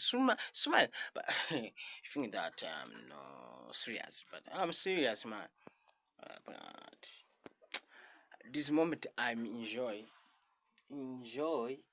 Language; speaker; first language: English; non-native, learner; Rundi